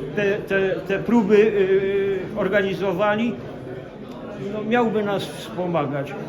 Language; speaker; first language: Polish; native; Polish